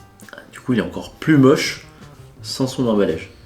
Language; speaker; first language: French; native; French